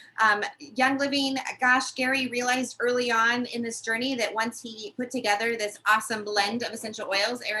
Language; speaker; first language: English; native; English